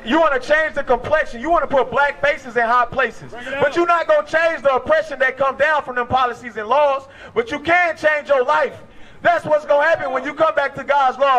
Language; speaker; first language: English; native; English